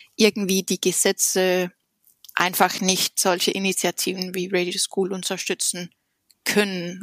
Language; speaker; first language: German; non-native, fluent; Danish